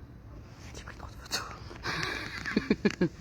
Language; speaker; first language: French; native; French